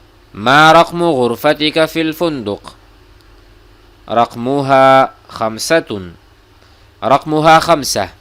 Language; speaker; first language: Arabic; non-native, fluent; Urdu